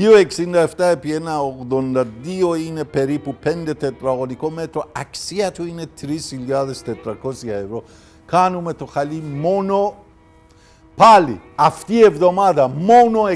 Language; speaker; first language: Greek; non-native, learner; Persian